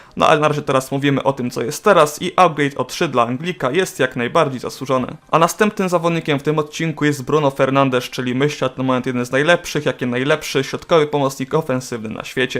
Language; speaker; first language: Polish; native; Polish